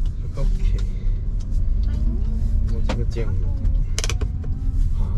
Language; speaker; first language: Chinese; non-native, local second language; English